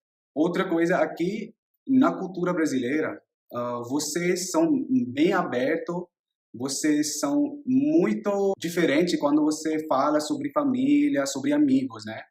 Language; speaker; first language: Portuguese; non-native, learner; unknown